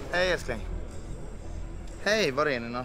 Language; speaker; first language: Swedish; native; Swedish